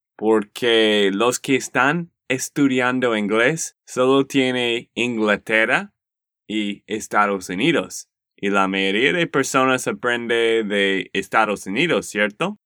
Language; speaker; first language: Spanish; non-native, learner; English